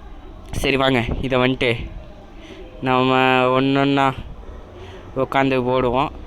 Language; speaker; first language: Tamil; native; Tamil